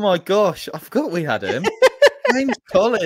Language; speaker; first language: English; native; English